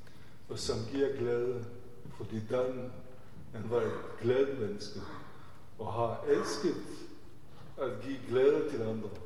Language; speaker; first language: Danish; non-native, fluent; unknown